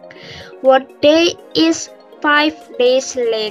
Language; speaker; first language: English; non-native, learner; Indonesian